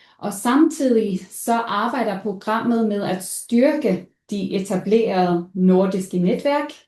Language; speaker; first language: Danish; non-native, local second language; Faroese